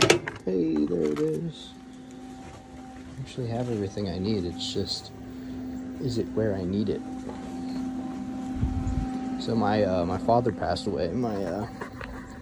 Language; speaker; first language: English; native; English